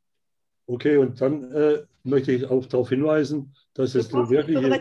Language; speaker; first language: German; native; German